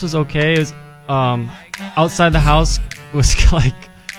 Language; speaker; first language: English; native; English